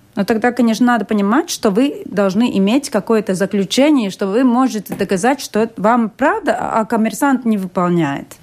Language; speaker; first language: Russian; non-native, local second language; Latvian